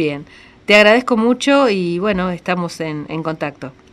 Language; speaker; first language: Spanish; native; Spanish